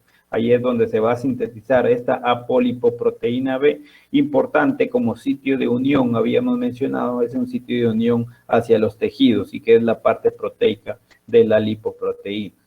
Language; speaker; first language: Spanish; native; Spanish